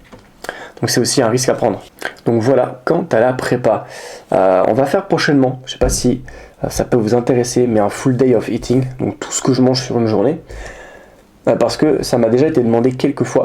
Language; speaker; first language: French; native; French